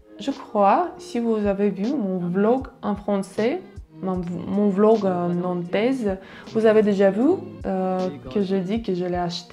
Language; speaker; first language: French; non-native, learner; Russian